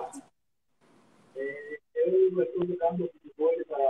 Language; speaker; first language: Portuguese; non-native, learner; Greek